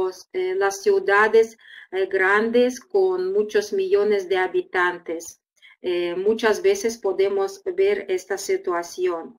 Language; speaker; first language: Spanish; non-native, fluent; Russian